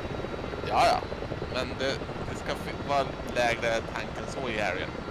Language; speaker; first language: Swedish; native; Swedish